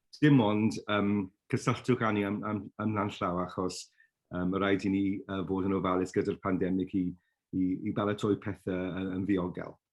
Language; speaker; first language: Welsh; non-native, local second language; English